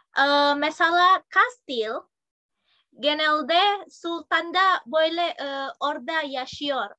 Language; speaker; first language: Turkish; non-native, fluent; Indonesian